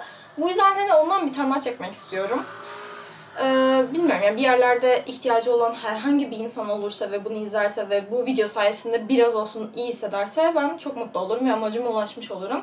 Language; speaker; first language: Turkish; native; Turkish